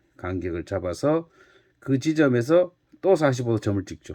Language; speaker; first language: Korean; native; Korean